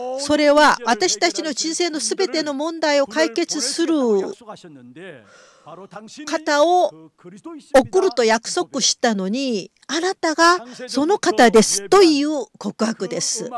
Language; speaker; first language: Japanese; non-native, fluent; Korean